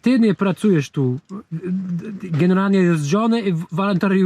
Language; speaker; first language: Polish; non-native, learner; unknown